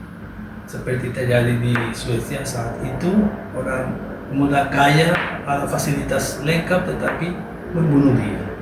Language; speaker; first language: Indonesian; non-native, learner; Spanish